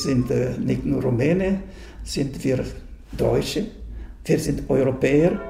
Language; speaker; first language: German; non-native, fluent; Romanian